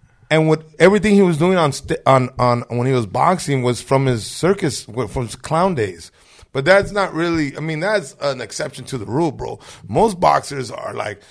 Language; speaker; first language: English; early bilingual, other home language; Spanish